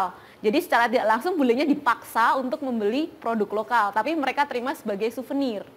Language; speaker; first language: Indonesian; native; Indonesian